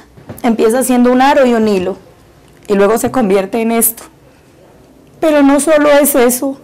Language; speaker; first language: Spanish; native; Spanish